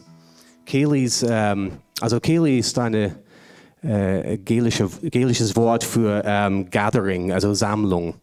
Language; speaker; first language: German; non-native, fluent; English